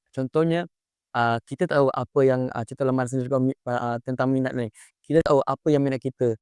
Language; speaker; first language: Malay; native; Malay